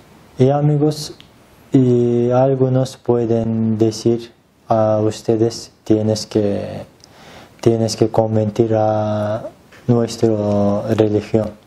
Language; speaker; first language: Spanish; non-native, learner; Turkish